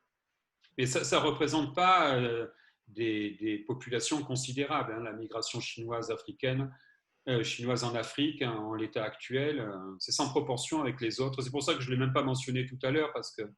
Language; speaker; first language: French; native; French